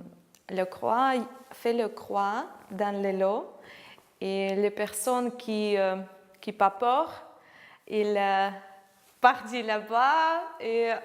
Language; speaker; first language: French; non-native, learner; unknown